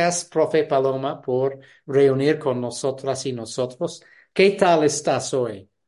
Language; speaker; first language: Spanish; non-native, fluent; English